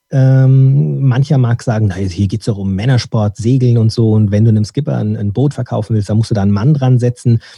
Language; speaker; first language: German; early bilingual, other home language; Turkish